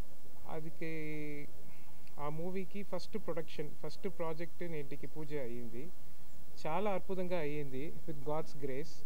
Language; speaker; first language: Telugu; non-native, learner; Tamil